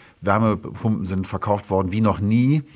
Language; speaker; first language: German; native; German